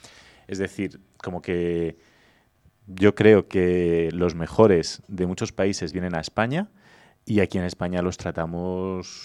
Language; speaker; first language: Spanish; native; Spanish